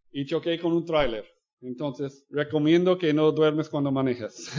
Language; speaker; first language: Spanish; non-native, fluent; English